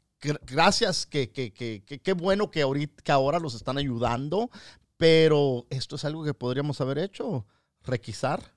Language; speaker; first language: Spanish; early bilingual, other home language; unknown